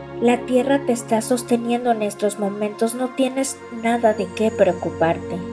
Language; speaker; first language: Spanish; native; Spanish